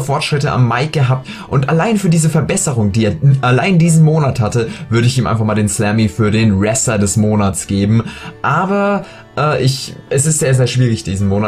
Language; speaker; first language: German; native; German